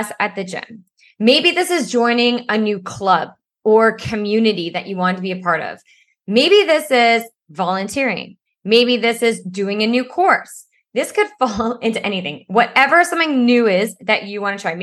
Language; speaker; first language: English; native; English